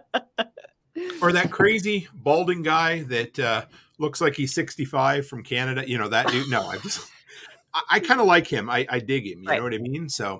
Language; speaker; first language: English; native; English